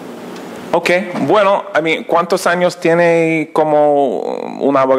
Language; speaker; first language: Spanish; non-native, learner; English